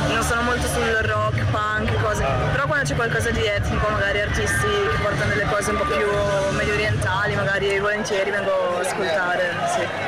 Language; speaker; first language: Italian; native; Italian